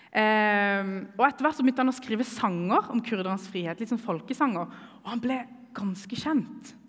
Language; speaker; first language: Norwegian; early bilingual, other home language; Kurdish